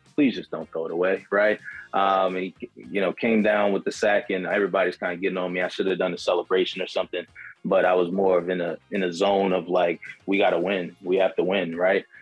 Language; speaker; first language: English; native; English